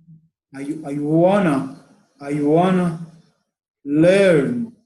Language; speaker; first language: English; non-native, learner; Arabic